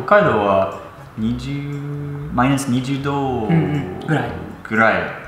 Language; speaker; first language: Japanese; non-native, fluent; English